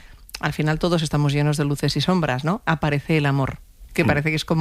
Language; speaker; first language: Spanish; native; Spanish